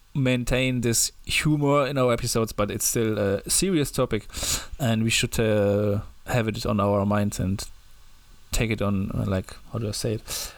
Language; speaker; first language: English; non-native, fluent; German